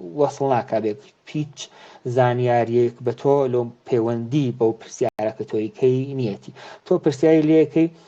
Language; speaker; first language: Central Kurdish; native; Central Kurdish